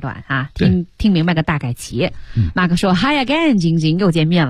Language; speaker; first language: Chinese; native; Chinese